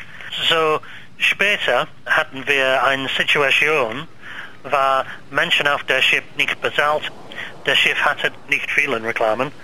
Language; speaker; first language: German; non-native, learner; English